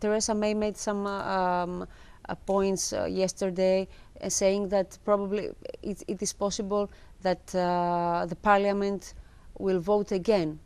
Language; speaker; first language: English; non-native, fluent; Greek